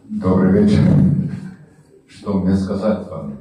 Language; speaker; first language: Russian; native; Russian